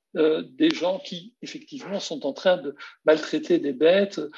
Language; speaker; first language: French; native; French